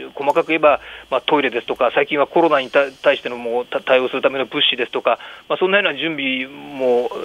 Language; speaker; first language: Japanese; native; Japanese